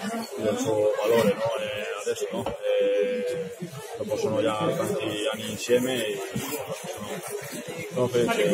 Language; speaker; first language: Italian; non-native, fluent; Spanish